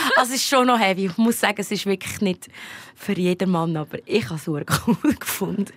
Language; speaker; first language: German; native; German